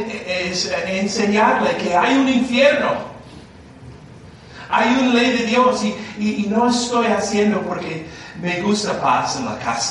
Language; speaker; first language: Spanish; non-native, learner; English